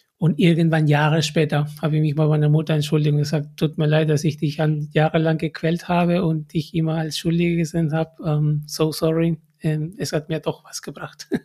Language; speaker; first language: German; non-native, fluent; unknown